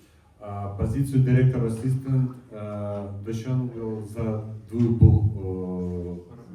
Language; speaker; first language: Polish; non-native, learner; Russian